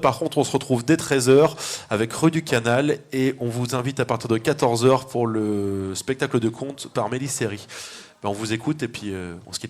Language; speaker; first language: French; native; French